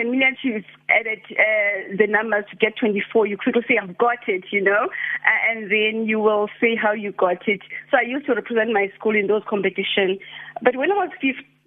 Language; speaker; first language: English; non-native, local second language; Xhosa